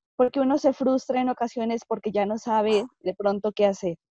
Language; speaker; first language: Spanish; native; Spanish